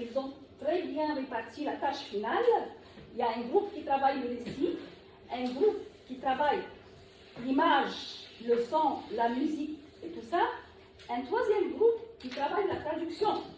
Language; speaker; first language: French; non-native, fluent; Arabic